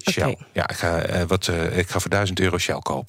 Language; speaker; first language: Dutch; native; Dutch